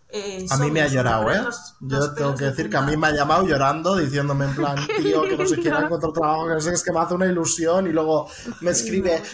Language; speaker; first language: Spanish; native; Spanish